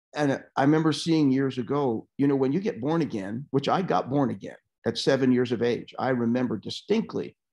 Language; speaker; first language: English; native; English